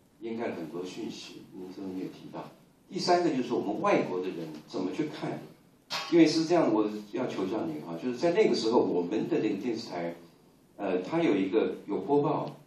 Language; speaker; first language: Chinese; native; Chinese